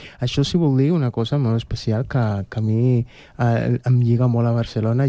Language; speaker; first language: Catalan; non-native, fluent; Spanish